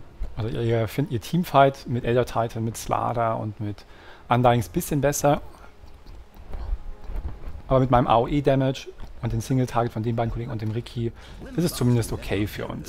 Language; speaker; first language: German; native; German